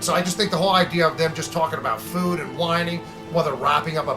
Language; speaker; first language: English; native; English